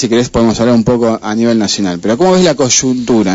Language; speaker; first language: Spanish; native; Spanish